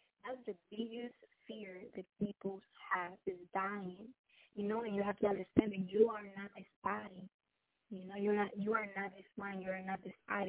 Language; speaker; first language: English; non-native, fluent; Spanish